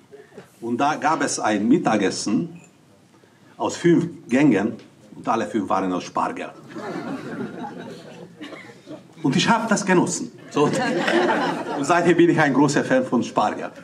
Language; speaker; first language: German; non-native, fluent; Hungarian